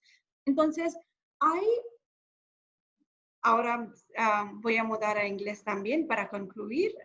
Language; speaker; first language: Spanish; non-native, fluent; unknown